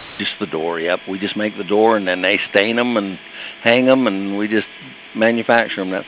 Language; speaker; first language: English; native; English